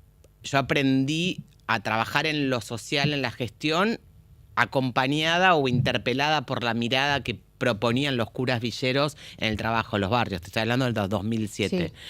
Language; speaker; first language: Spanish; native; Spanish